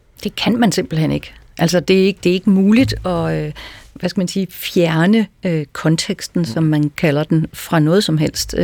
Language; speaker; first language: Danish; native; Danish